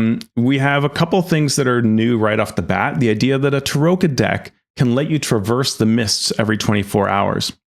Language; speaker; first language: English; native; English